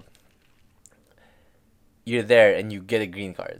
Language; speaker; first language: English; non-native, local second language; Filipino